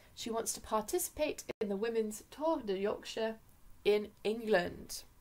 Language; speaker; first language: English; native; English